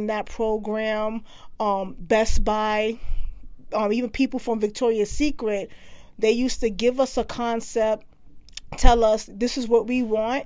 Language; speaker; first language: English; native; English